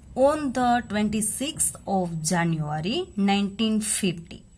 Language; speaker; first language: English; non-native, local second language; Gujarati